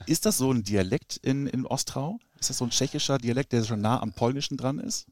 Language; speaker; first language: German; native; German